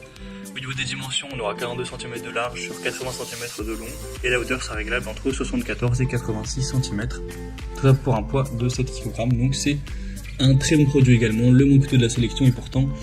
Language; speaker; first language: French; native; French